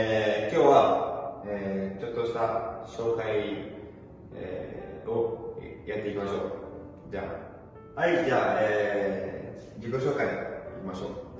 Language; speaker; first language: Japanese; non-native, fluent; Portuguese